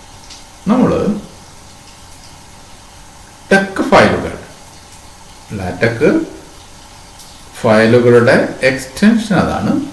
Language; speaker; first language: Malayalam; native; Malayalam